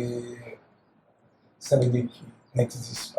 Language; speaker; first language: French; non-native, learner; Portuguese